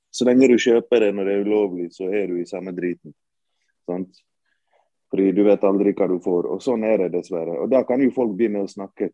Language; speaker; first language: Norwegian; early bilingual, other home language; Bosnian